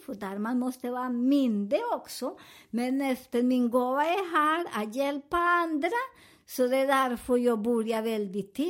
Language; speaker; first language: Swedish; non-native, learner; Spanish